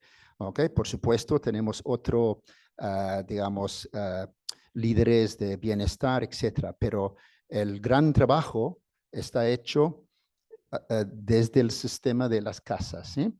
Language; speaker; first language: Spanish; non-native, fluent; English